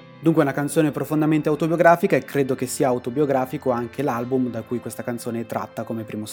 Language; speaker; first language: Italian; native; Italian